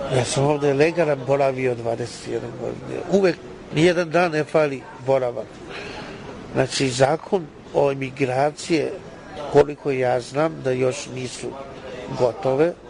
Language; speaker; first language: Serbian; non-native, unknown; Chinese